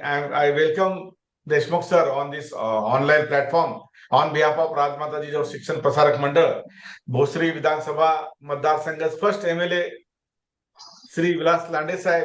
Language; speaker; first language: English; non-native, local second language; Marathi